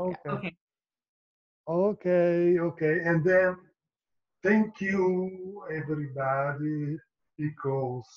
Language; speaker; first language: English; non-native, learner; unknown